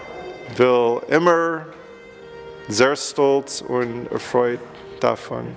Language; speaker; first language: German; non-native, learner; English